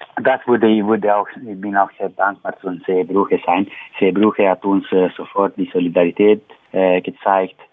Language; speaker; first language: German; non-native, learner; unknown